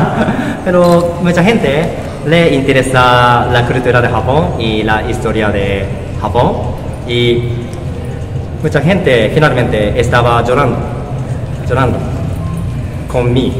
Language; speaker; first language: Spanish; non-native, fluent; Japanese